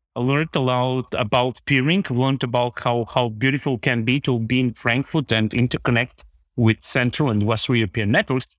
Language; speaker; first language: English; non-native, fluent; Bulgarian